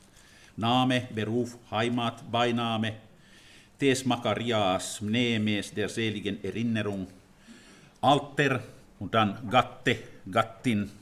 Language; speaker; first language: German; non-native, fluent; Finnish